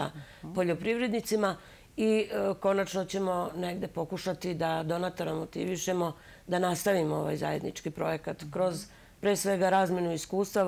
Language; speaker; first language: Serbian; native; Serbian